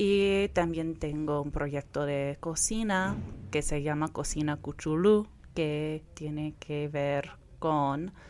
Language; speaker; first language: Spanish; non-native, fluent; English